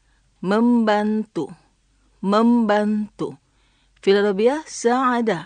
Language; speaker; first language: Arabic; non-native, fluent; Indonesian